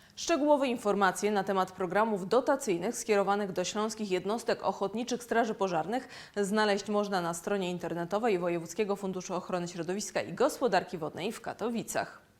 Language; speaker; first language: Polish; native; Polish